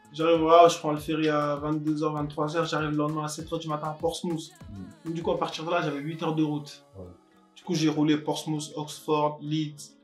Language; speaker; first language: French; early bilingual, other home language; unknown